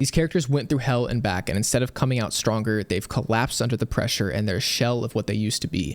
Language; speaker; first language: English; native; English